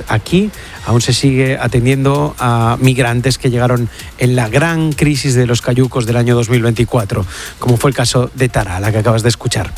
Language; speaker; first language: Spanish; native; Spanish